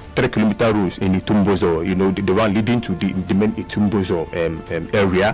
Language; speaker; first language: English; non-native, local second language; Igbo